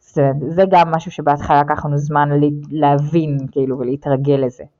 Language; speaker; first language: Hebrew; native; Hebrew